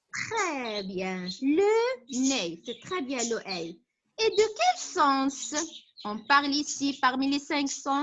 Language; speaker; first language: French; non-native, local second language; Arabic